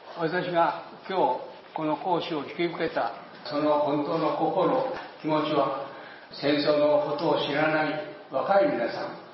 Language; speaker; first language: Japanese; native; Japanese